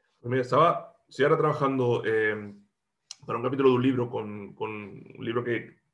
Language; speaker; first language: Spanish; native; Spanish